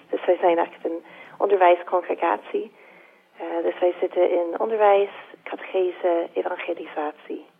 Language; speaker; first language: Dutch; non-native, fluent; English